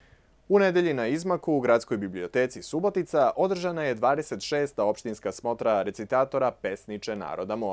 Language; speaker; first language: Serbian; native; Serbian